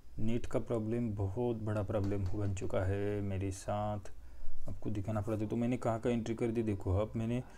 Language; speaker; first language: Hindi; non-native, local second language; Marathi